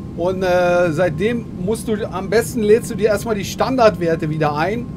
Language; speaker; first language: English; non-native, learner; German